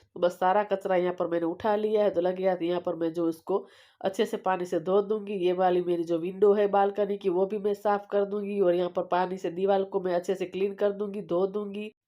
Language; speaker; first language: Hindi; non-native, local second language; Gujarati